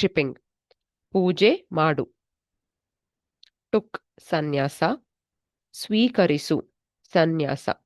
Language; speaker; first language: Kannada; native; Kannada